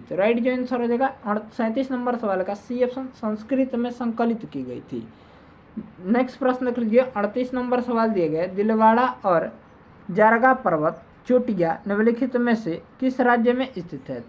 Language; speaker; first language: Hindi; native; Hindi